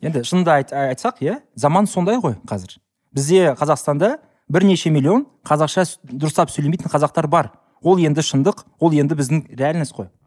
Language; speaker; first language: Kazakh; non-native, local second language; Russian